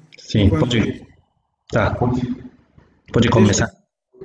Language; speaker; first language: Portuguese; non-native, learner; Chinese